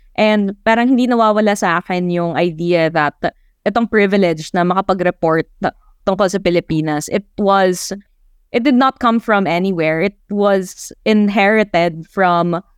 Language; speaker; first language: English; non-native, local second language; Chavacano